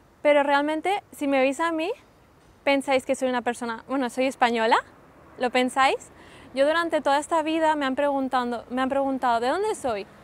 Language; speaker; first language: Spanish; early bilingual, other home language; Sindhi